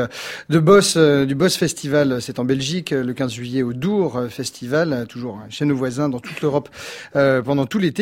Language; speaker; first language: French; native; French